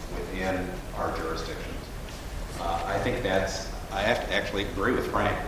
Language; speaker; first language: English; native; English